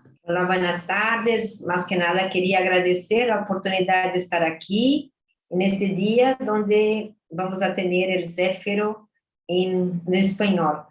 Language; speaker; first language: Spanish; non-native, fluent; Portuguese